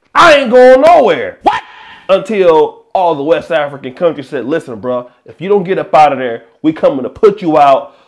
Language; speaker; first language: English; native; English